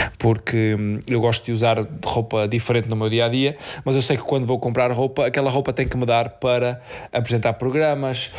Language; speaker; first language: Portuguese; native; Portuguese